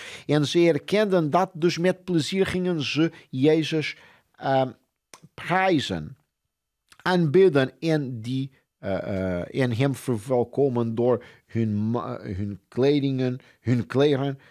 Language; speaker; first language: Dutch; non-native, fluent; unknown